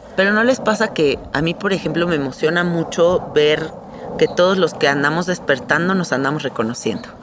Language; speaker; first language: Spanish; native; Spanish